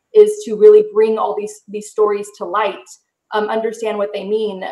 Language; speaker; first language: English; native; English